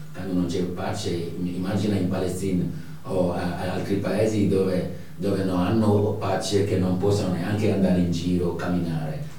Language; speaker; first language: Italian; non-native, fluent; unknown